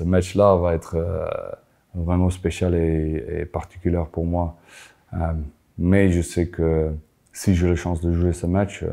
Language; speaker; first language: French; non-native, fluent; Afrikaans